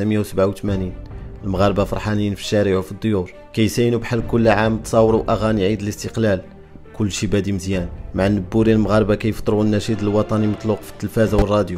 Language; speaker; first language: Arabic; native; Arabic